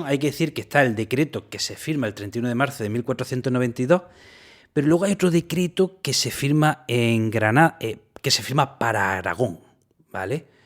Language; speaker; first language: Spanish; native; Spanish